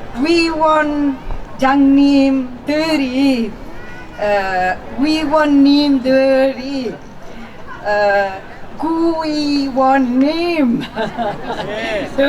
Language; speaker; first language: Korean; non-native, learner; Italian